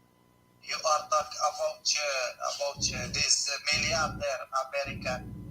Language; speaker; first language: English; non-native, learner; Arabic